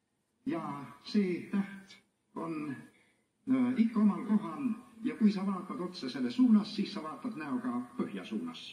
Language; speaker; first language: Estonian; native; Estonian